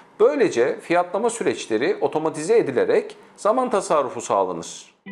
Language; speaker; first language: Turkish; native; Turkish